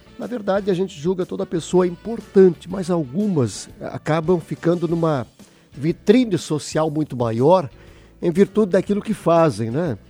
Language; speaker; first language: Portuguese; native; Portuguese